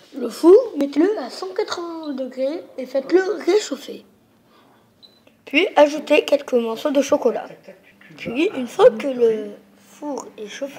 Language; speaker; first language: French; native; French